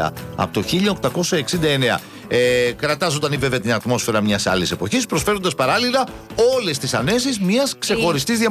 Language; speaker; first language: Greek; native; Greek